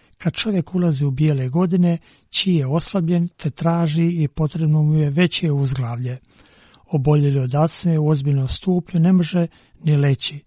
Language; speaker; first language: Croatian; non-native, fluent; Chinese